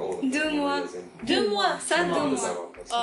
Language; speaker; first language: French; non-native, learner; Persian